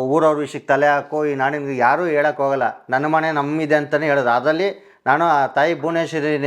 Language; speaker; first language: Kannada; native; Kannada